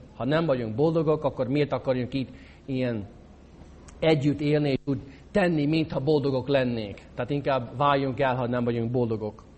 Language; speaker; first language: Hungarian; non-native, fluent; English